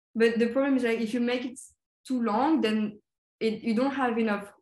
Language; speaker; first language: English; non-native, fluent; French